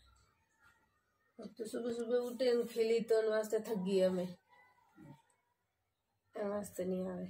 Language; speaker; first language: Hindi; native; Hindi